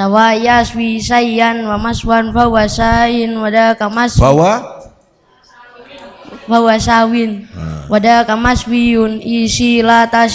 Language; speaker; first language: Arabic; non-native, learner; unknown